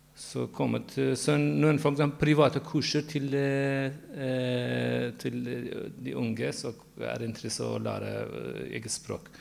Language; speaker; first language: Norwegian; non-native, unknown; Central Kurdish